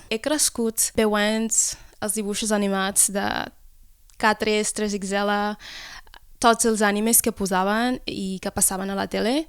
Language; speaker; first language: Catalan; non-native, local second language; French